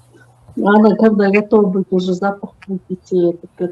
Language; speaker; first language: Russian; non-native, local second language; Kyrgyz